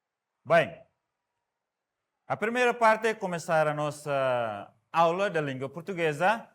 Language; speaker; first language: Portuguese; non-native, fluent; Tetum